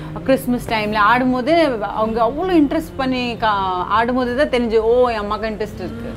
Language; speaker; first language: English; non-native, local second language; Assamese